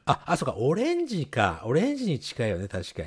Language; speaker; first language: Japanese; native; Japanese